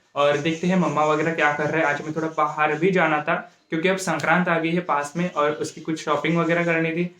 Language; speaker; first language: Hindi; non-native, local second language; Marathi